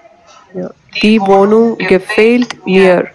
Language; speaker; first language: German; non-native, learner; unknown